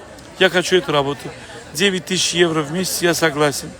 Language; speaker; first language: Russian; non-native, fluent; Azerbaijani